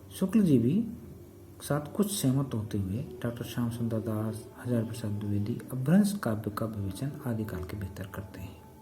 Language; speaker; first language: Hindi; native; Hindi